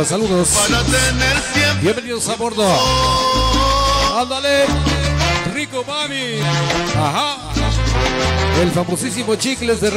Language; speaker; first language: Spanish; native; Spanish